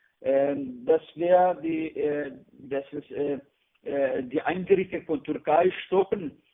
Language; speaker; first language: German; non-native, learner; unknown